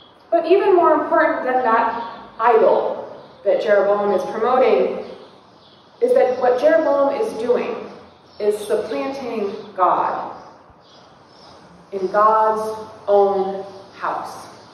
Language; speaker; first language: English; native; English